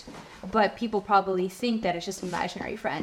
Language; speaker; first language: English; native; English